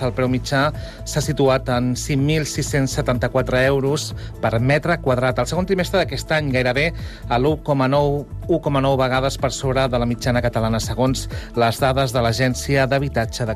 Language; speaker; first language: Catalan; native; Catalan